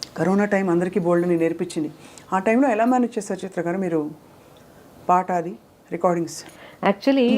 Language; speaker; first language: Telugu; native; Telugu